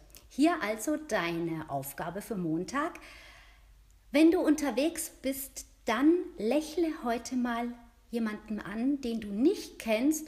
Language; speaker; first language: German; native; German